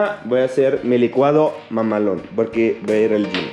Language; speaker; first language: Spanish; non-native, fluent; Arabic